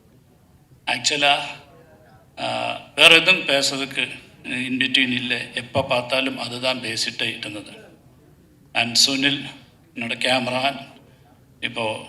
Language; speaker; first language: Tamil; non-native, learner; Malayalam